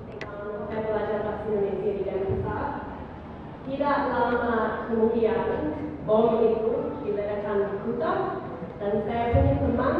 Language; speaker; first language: Indonesian; non-native, fluent; English